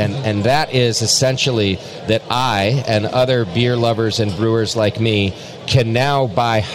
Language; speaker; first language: English; native; English